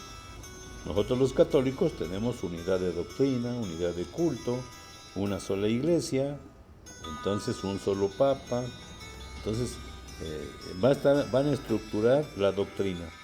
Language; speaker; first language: Spanish; native; Spanish